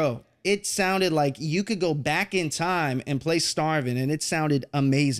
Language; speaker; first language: English; native; English